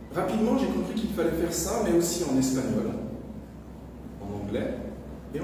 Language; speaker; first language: French; native; French